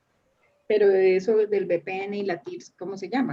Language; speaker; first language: Spanish; native; Spanish